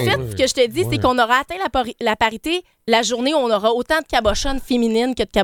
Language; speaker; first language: French; native; French